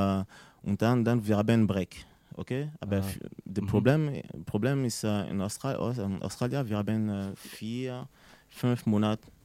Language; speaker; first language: German; non-native, learner; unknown